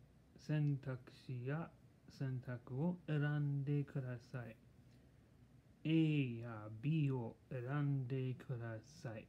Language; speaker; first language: Japanese; non-native, learner; English